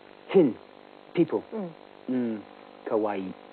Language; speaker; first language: Japanese; non-native, learner; English